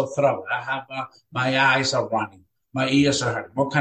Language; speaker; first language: English; non-native, fluent; Greek